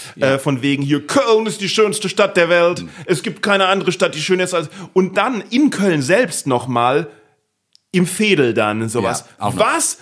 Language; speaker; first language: German; native; German